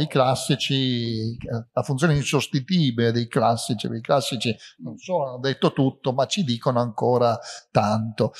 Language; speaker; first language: Italian; native; Italian